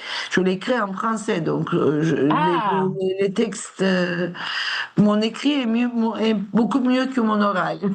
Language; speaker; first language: French; non-native, fluent; Turkish